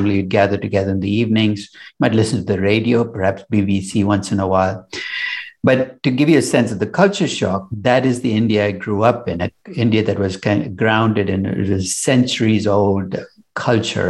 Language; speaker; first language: English; non-native, local second language; Tamil